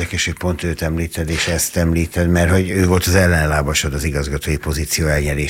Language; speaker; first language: Hungarian; native; Hungarian